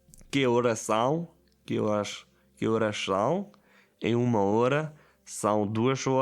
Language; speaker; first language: Portuguese; non-native, learner; German